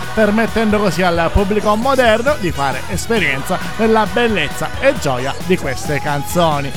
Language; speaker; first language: Italian; native; Italian